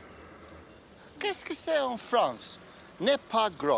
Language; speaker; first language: French; non-native, learner; English